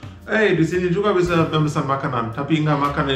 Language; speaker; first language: Indonesian; non-native, fluent; German